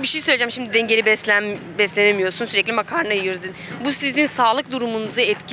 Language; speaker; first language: Turkish; native; Turkish